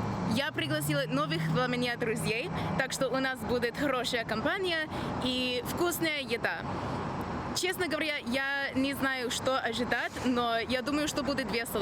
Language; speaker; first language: Russian; non-native, fluent; English